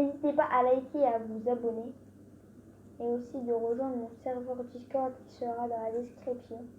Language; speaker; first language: French; native; French